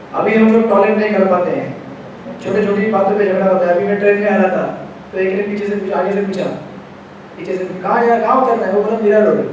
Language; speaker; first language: Hindi; non-native, local second language; Marathi